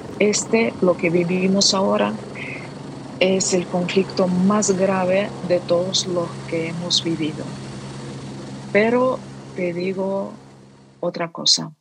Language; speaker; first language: Spanish; non-native, fluent; Ukrainian